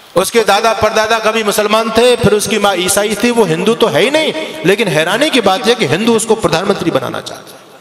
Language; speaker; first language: Hindi; native; Hindi